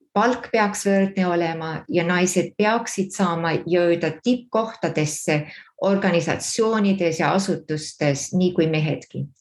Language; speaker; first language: Estonian; early bilingual, heritage; Estonian